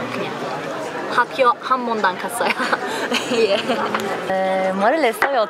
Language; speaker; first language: Korean; non-native, learner; Turkish